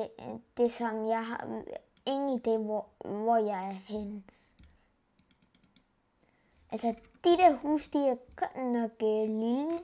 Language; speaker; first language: Danish; early bilingual, other home language; Spanish